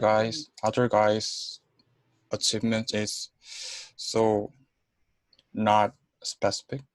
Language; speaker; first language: English; non-native, learner; Korean